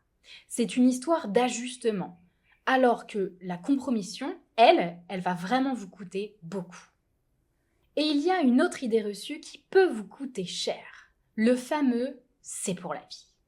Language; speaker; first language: French; native; French